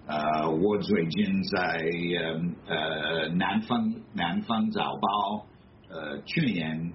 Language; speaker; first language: Chinese; non-native, fluent; English